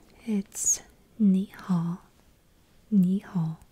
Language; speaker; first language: Chinese; non-native, fluent; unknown